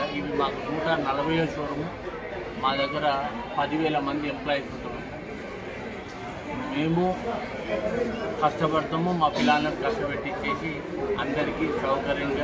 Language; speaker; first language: Telugu; native; Telugu